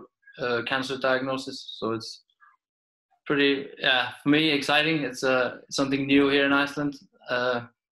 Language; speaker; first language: English; non-native, fluent; Icelandic